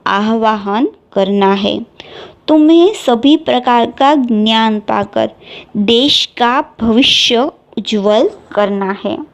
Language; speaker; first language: Hindi; non-native, local second language; Gujarati